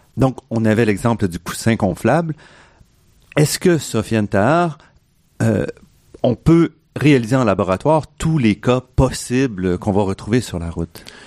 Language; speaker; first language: French; native; French